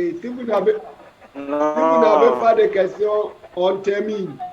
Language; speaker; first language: French; non-native, fluent; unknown